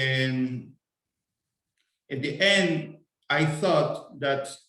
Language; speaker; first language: English; non-native, fluent; Spanish